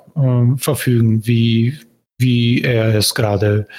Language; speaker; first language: German; non-native, fluent; Bulgarian